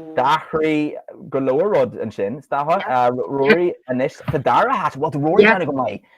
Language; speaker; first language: Irish; native; Irish